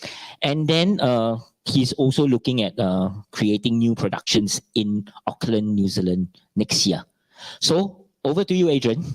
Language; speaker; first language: English; non-native, local second language; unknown